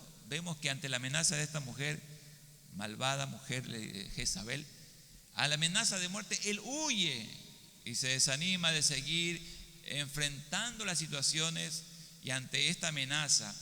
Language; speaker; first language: Spanish; native; Spanish